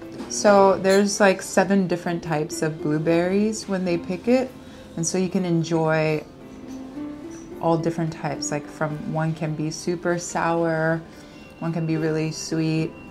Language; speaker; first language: English; early bilingual, other home language; Japanese